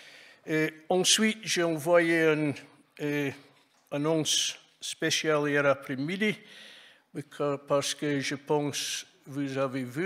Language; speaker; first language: French; non-native, fluent; English